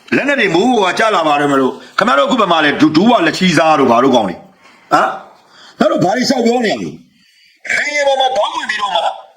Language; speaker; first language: Burmese; native; Burmese